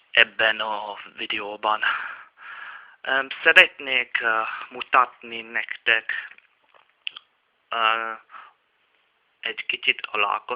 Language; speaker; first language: Hungarian; non-native, learner; Czech